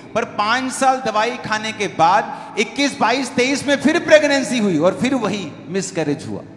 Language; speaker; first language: Hindi; non-native, local second language; Punjabi